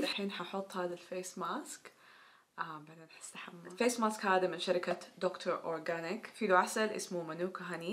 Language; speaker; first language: Arabic; native; Arabic